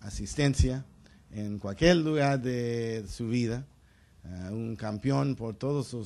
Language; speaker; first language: Spanish; early bilingual, other home language; English